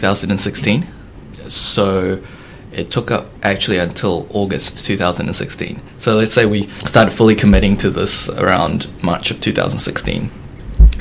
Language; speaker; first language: English; native; English